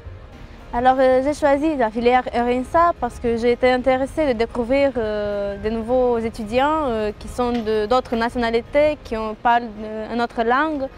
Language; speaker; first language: French; non-native, fluent; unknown